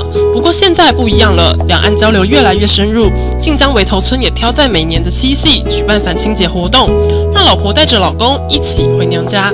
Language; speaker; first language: Chinese; native; Chinese